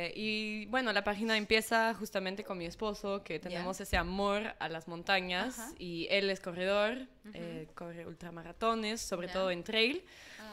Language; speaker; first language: Spanish; non-native, fluent; English